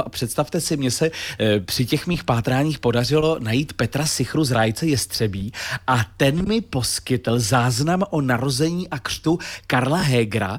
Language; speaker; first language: Czech; native; Czech